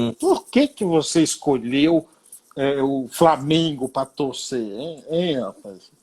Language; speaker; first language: Portuguese; native; Portuguese